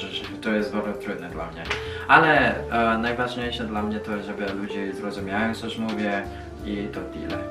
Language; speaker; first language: Polish; non-native, learner; Indonesian